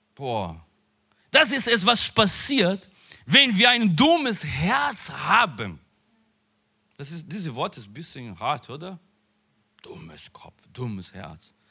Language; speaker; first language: German; non-native, learner; Portuguese